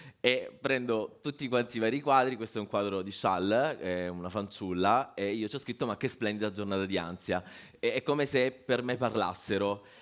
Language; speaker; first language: Italian; native; Italian